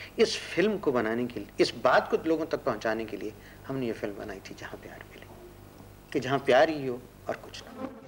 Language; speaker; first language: Urdu; non-native, local second language; Punjabi